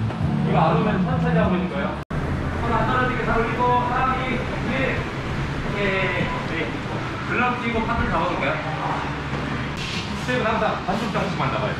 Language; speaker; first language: Korean; native; Korean